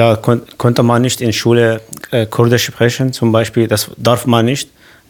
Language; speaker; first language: German; non-native, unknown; Kurdish